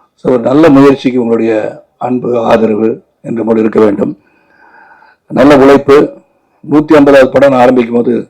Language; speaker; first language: Tamil; native; Tamil